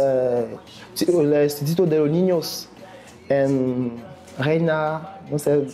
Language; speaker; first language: Spanish; non-native, learner; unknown